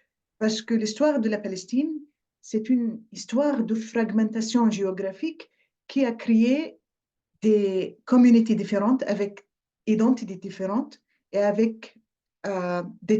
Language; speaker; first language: French; non-native, fluent; Arabic